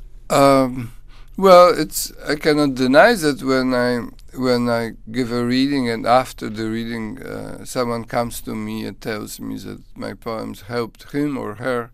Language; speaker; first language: English; non-native, fluent; Polish